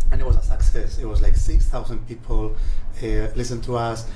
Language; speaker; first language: English; non-native, fluent; Spanish